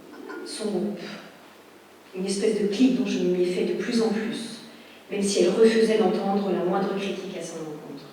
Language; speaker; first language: French; native; French